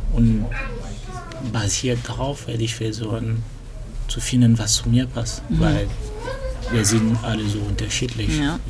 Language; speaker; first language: German; early bilingual, other home language; French